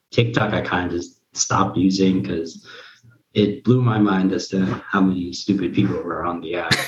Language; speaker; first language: English; early bilingual, other home language; Korean